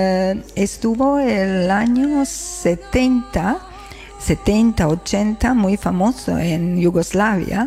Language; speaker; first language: Spanish; non-native, learner; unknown